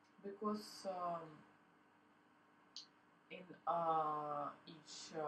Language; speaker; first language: English; non-native, learner; Russian